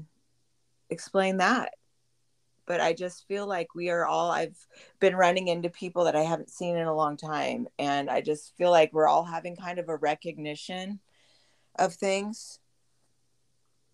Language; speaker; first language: English; native; English